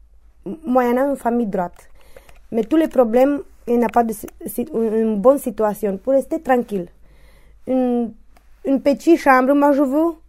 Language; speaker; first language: French; non-native, learner; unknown